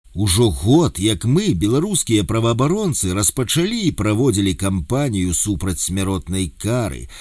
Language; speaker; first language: Belarusian; native; Belarusian